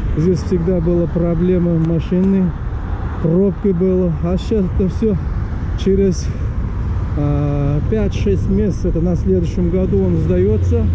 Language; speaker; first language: Russian; non-native, local second language; Uzbek